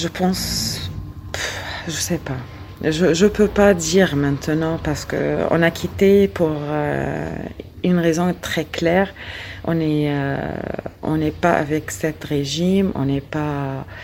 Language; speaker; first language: French; non-native, learner; Arabic